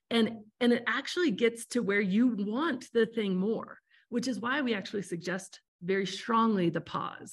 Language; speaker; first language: English; native; English